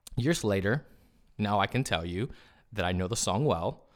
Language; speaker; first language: English; early bilingual, other home language; Spanish